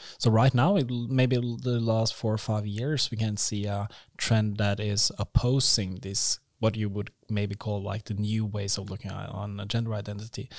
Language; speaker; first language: English; non-native, fluent; Norwegian